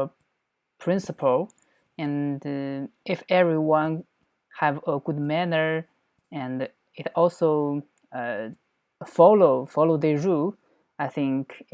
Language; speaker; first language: English; non-native, learner; Chinese